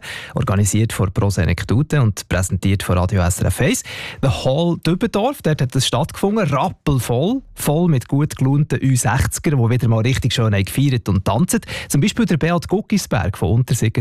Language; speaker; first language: German; native; German